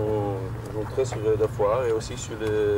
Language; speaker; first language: French; non-native, fluent; Dutch